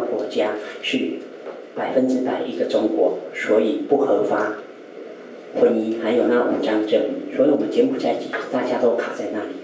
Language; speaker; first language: Chinese; native; Chinese